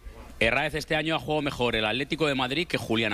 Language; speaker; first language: Spanish; native; Spanish